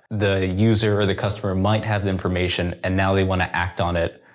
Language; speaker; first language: English; native; English